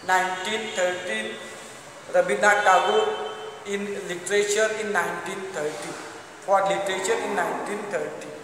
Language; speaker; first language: English; non-native, local second language; Marathi